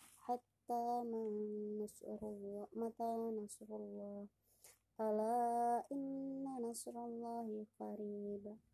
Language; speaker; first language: Arabic; non-native, learner; Indonesian